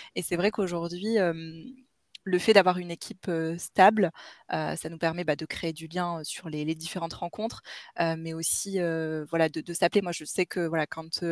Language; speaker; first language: French; native; French